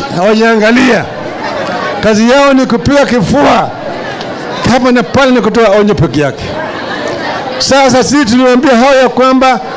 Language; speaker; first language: Swahili; non-native, local second language; Luo (Kenya and Tanzania)